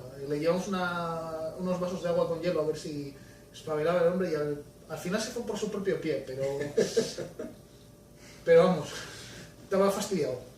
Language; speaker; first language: Spanish; native; Spanish